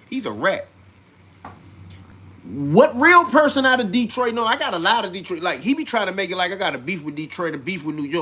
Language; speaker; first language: English; native; English